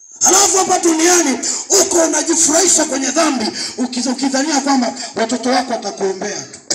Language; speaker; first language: Swahili; native; Swahili